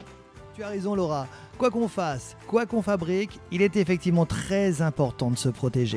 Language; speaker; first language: French; native; French